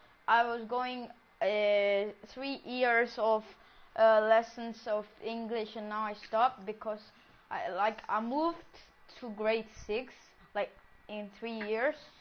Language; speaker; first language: English; non-native, learner; Greek